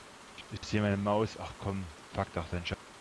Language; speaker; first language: German; native; German